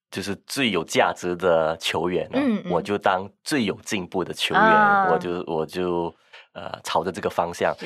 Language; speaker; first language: Chinese; non-native, local second language; Min Nan Chinese